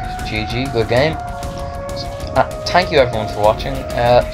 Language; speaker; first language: English; native; English